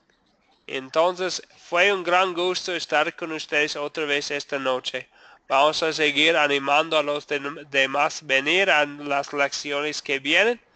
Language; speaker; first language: Spanish; non-native, fluent; English